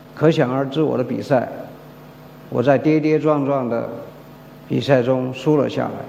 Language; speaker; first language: Chinese; native; Chinese